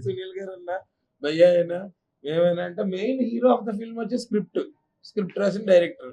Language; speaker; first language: Telugu; native; Telugu